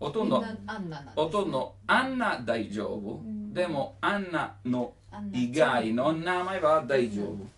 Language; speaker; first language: Japanese; non-native, learner; Italian